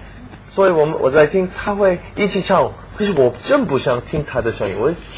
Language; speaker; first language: Chinese; non-native, learner; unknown